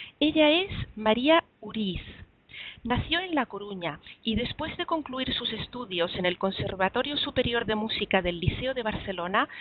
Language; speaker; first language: Spanish; native; Spanish